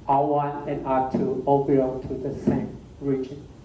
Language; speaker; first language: English; non-native, fluent; Chinese